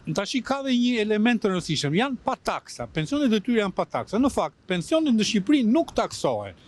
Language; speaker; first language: Albanian; native; Albanian